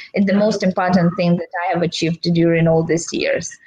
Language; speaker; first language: English; non-native, fluent; Russian